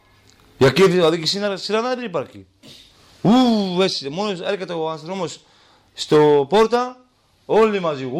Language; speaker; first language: Greek; non-native, learner; Kurdish